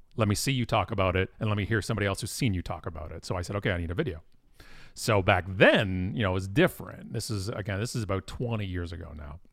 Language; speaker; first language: English; native; English